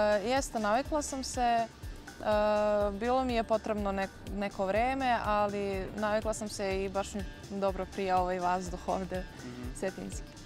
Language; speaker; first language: Croatian; non-native, fluent; Macedonian